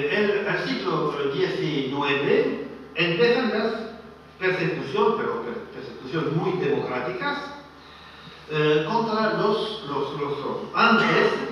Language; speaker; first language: Spanish; non-native, fluent; French